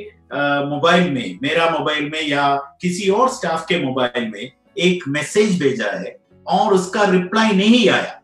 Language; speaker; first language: Hindi; non-native, local second language; Malayalam